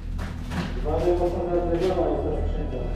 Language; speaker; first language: Polish; native; Polish